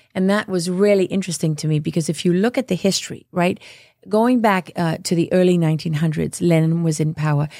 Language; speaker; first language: English; native; English